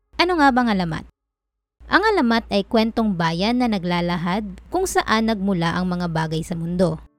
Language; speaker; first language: Filipino; non-native, local second language; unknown